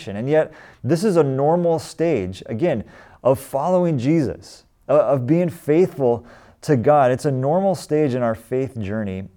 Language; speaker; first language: English; native; English